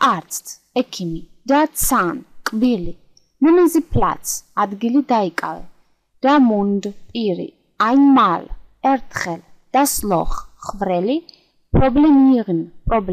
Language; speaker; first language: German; non-native, fluent; Georgian